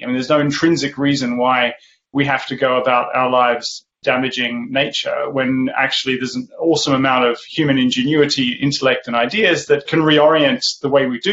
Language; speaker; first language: English; native; English